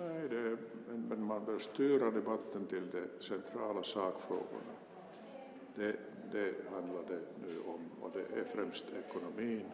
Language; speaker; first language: Swedish; non-native, local second language; Finnish